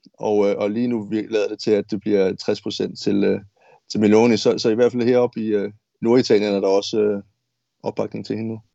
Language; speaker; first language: Danish; native; Danish